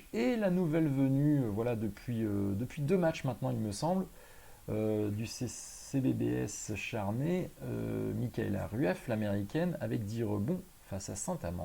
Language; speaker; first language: French; native; French